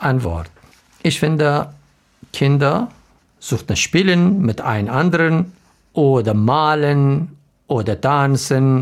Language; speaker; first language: German; non-native, learner; Arabic